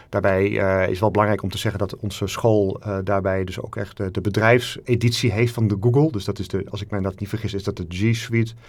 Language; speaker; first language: Dutch; native; Dutch